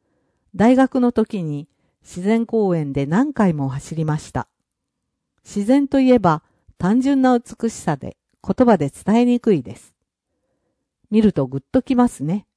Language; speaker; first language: Japanese; non-native, fluent; English